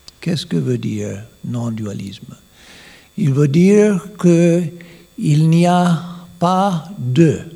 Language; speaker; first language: French; non-native, fluent; English